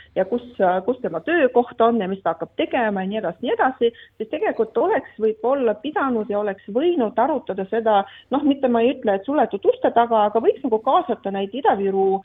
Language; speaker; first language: Estonian; non-native, local second language; Russian